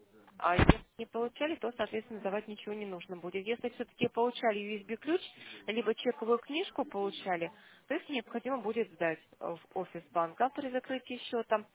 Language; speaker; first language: Russian; native; Russian